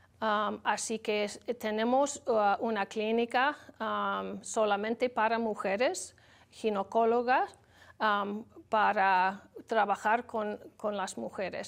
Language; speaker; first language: Spanish; non-native, learner; English